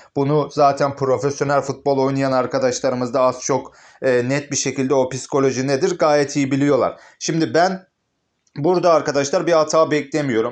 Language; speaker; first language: Turkish; native; Turkish